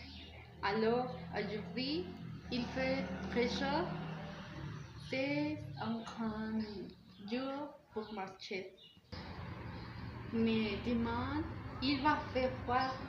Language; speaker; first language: French; non-native, learner; Spanish